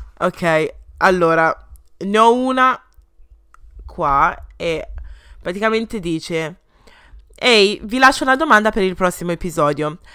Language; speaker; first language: Italian; early bilingual, other home language; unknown